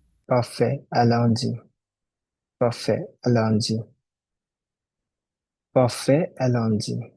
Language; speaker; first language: French; non-native, learner; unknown